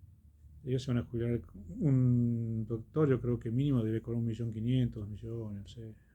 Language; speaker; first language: Spanish; native; Spanish